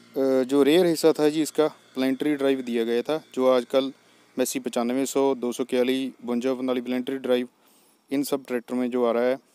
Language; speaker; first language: Hindi; non-native, local second language; Punjabi